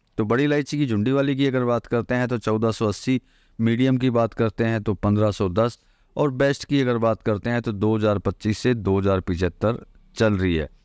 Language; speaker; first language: Hindi; native; Hindi